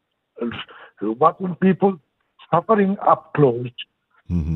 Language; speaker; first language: English; non-native, local second language; Bangla